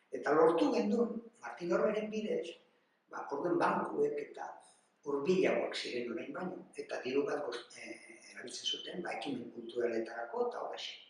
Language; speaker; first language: Basque; native; Basque